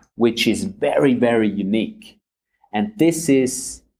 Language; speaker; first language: English; non-native, fluent; German